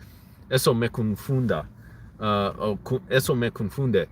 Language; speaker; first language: Spanish; non-native, learner; English